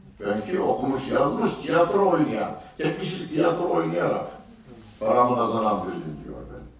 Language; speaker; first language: Turkish; native; Turkish